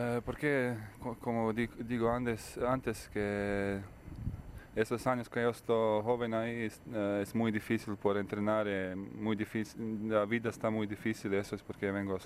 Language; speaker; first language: Spanish; non-native, learner; Bosnian